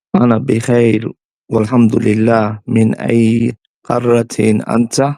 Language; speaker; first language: Arabic; non-native, learner; English